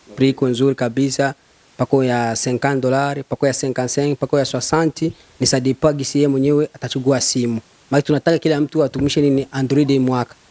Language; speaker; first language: Swahili; native; Swahili